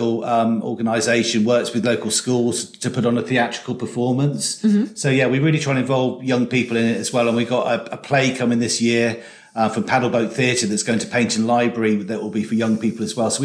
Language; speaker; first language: English; native; English